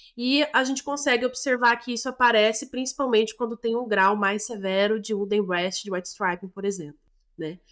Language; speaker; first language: Portuguese; native; Portuguese